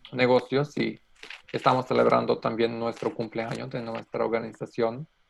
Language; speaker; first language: Spanish; non-native, learner; Macedonian